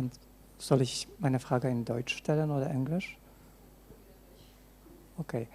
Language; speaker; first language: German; non-native, fluent; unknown